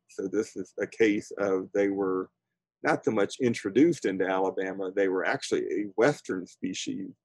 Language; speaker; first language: English; native; English